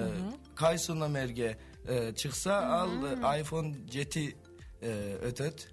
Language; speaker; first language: Kyrgyz; non-native, learner; Turkish